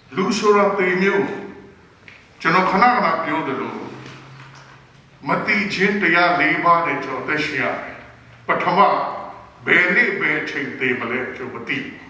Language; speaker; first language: Burmese; non-native, local second language; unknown